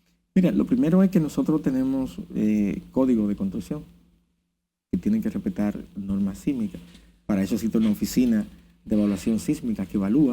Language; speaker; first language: Spanish; native; Spanish